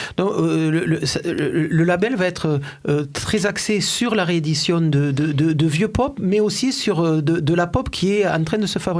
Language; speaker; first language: French; native; French